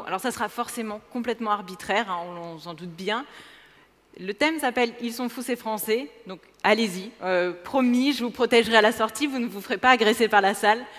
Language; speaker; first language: French; native; French